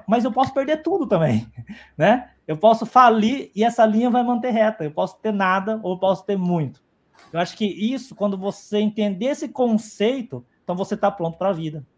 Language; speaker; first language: Portuguese; native; Portuguese